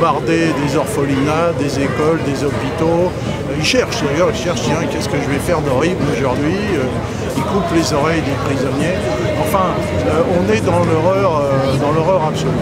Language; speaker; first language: French; native; French